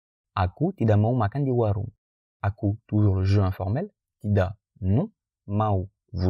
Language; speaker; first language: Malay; non-native, fluent; French